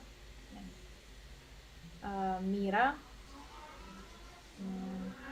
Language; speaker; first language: Spanish; non-native, learner; Russian